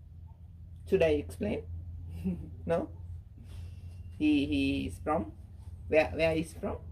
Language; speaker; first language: English; non-native, learner; Sinhala